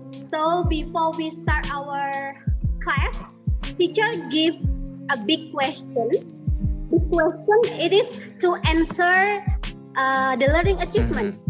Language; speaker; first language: English; non-native, learner; Indonesian